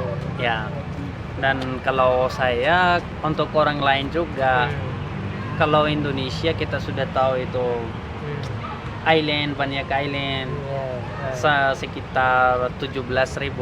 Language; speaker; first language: Indonesian; non-native, learner; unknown